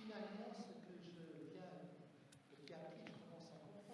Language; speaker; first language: French; non-native, fluent; Portuguese